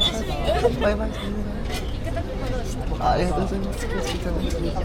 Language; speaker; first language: Japanese; non-native, learner; Korean